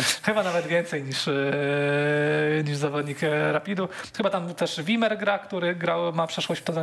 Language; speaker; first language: Polish; native; Polish